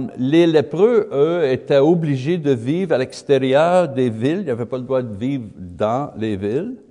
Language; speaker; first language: French; native; French